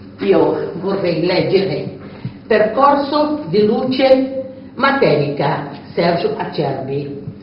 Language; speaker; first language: Italian; non-native, fluent; Portuguese